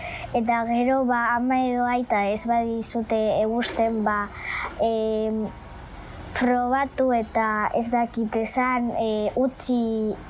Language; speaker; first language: Basque; non-native, local second language; Spanish